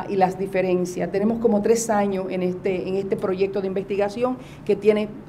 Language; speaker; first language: Spanish; native; Spanish